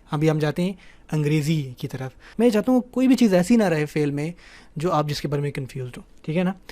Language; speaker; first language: Urdu; native; Urdu